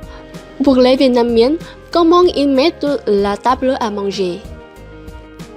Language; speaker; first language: French; non-native, learner; Vietnamese